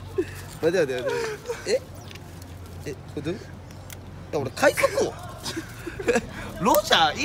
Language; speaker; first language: Japanese; native; Japanese